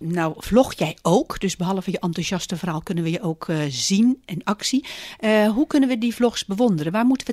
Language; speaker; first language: Dutch; native; Dutch